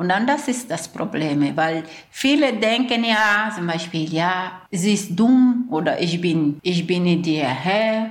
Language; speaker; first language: German; non-native, learner; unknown